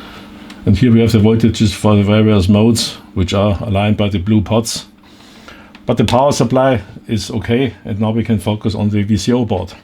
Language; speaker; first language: English; non-native, fluent; German